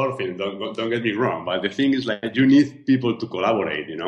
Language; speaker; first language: English; non-native, fluent; Spanish